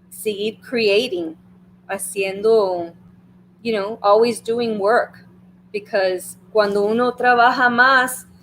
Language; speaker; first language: Spanish; early bilingual, heritage; Spanish